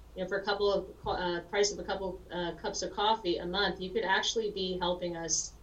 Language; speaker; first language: English; native; English